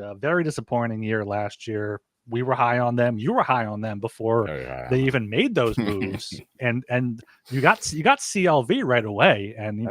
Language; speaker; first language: English; native; English